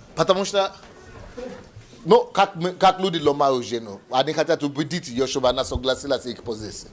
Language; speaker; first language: Russian; non-native, learner; Yoruba